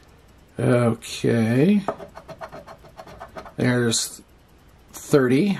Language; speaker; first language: English; native; English